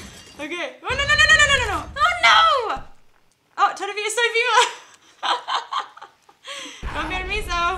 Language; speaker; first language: Spanish; non-native, learner; English